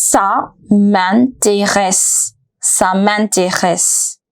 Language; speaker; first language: French; non-native, fluent; Hindi